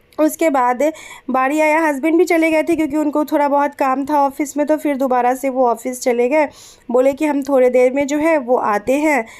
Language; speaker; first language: Hindi; native; Hindi